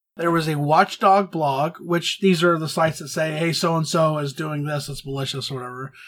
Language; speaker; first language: English; native; English